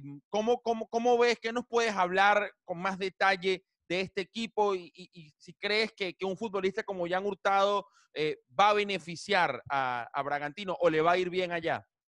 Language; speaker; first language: Spanish; native; Spanish